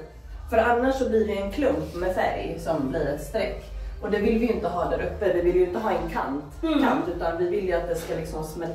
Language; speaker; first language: Swedish; native; Swedish